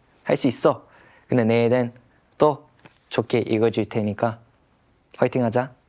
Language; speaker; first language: Korean; early bilingual, heritage; English